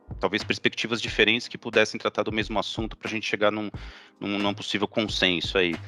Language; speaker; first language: Portuguese; native; Portuguese